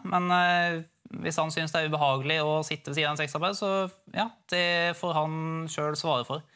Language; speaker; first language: Norwegian; native; Norwegian